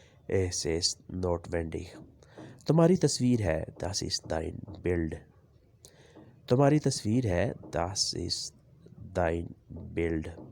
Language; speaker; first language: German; non-native, learner; Urdu